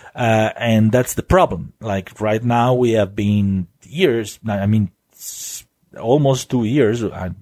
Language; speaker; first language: English; non-native, fluent; Italian